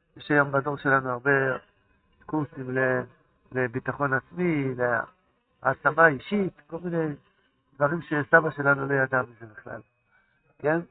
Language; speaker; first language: Hebrew; non-native, fluent; Yiddish